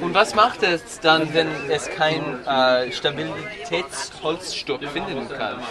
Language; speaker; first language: German; non-native, fluent; English